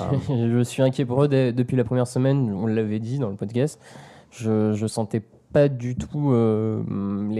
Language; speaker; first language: French; native; French